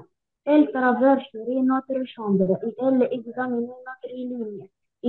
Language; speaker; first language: French; non-native, learner; Arabic